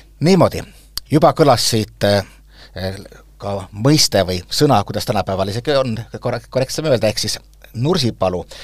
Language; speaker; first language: Estonian; native; Estonian